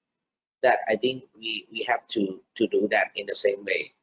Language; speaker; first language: English; non-native, learner; Thai